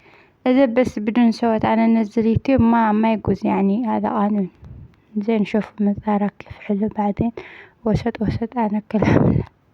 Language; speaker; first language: Arabic; non-native, learner; Amharic